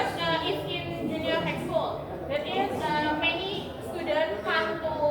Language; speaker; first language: English; non-native, learner; Indonesian